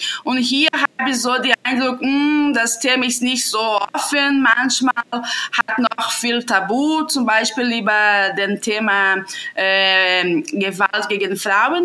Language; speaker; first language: German; non-native, fluent; Portuguese